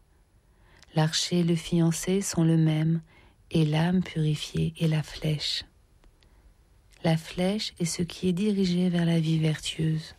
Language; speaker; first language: French; native; French